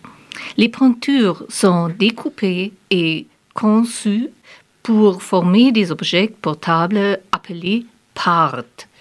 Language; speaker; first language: French; non-native, learner; German